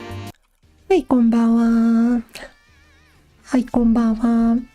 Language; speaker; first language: Japanese; non-native, learner; English